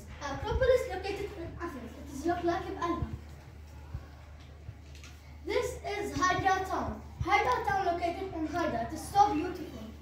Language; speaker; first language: English; non-native, learner; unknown